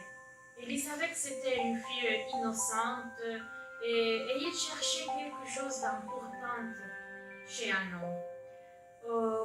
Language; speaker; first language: French; non-native, learner; Spanish